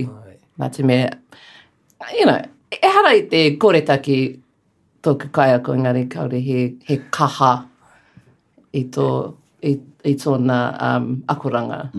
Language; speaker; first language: Māori; non-native, learner; English